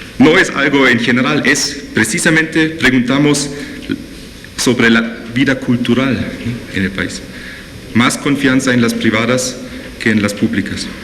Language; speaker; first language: Spanish; non-native, fluent; German